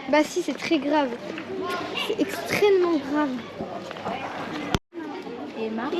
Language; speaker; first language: French; native; French